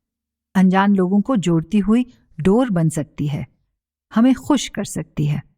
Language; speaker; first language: Hindi; native; Hindi